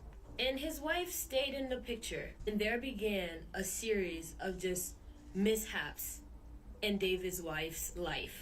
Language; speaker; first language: English; native; English